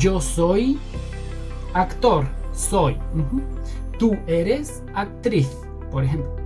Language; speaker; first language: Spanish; non-native, fluent; Bulgarian